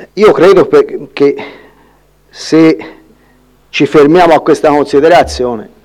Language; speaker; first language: Italian; native; Italian